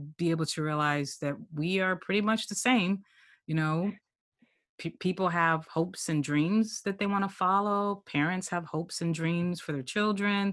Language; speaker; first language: English; native; English